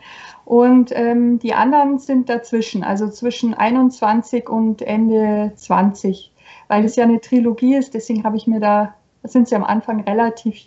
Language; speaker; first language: German; native; German